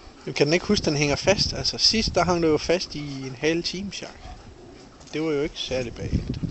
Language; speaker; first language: Danish; native; Danish